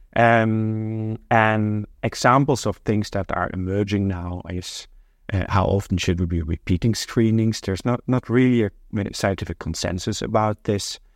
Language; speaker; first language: English; non-native, fluent; Norwegian